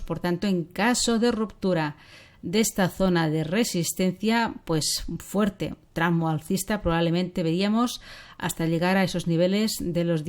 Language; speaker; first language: Spanish; native; Spanish